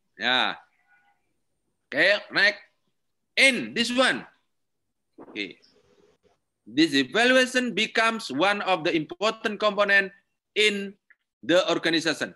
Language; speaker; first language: English; non-native, learner; Indonesian